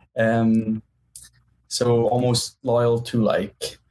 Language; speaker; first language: English; non-native, fluent; German